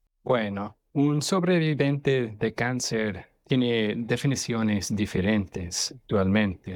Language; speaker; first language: Spanish; non-native, fluent; English